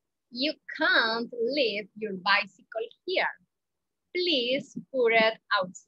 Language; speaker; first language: English; non-native, fluent; Spanish